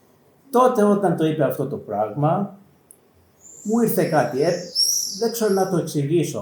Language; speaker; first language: Greek; non-native, learner; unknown